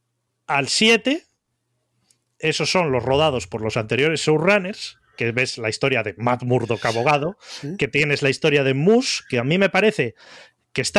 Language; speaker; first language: Spanish; native; Spanish